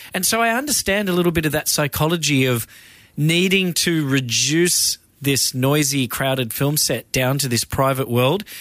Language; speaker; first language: English; native; English